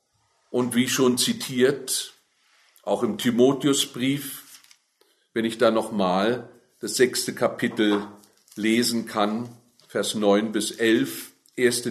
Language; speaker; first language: German; native; German